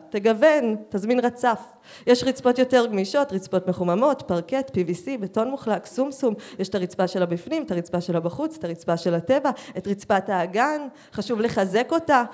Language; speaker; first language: Hebrew; native; Hebrew